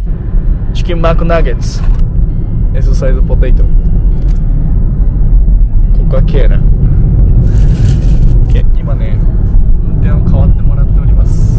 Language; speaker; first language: Japanese; native; Japanese